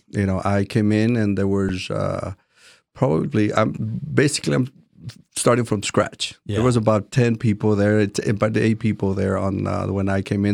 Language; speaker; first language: English; non-native, fluent; Spanish